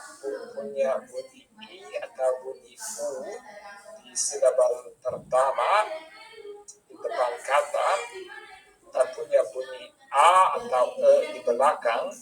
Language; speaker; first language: Indonesian; non-native, fluent; English